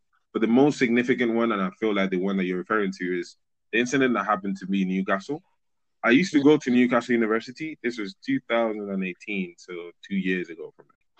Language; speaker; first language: English; non-native, fluent; Spanish